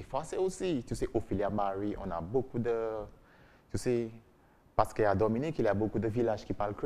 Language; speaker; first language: French; non-native, learner; English